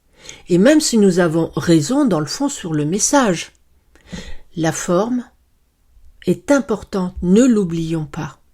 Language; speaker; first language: French; native; French